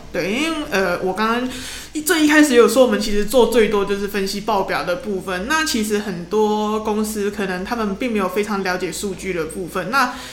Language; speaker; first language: Chinese; non-native, local second language; Cantonese